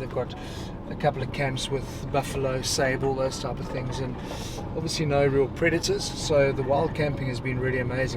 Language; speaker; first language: English; native; English